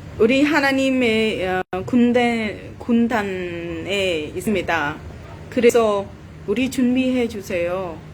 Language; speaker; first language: Korean; non-native, learner; Vietnamese